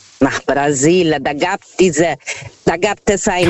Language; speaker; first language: German; non-native, learner; Portuguese